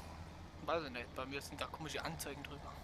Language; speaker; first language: German; native; German